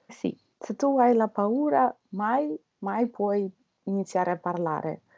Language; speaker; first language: Italian; non-native, learner; Russian